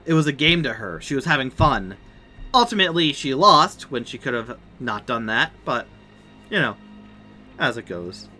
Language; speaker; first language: English; native; English